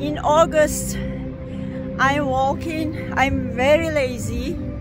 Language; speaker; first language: English; non-native, learner; Turkish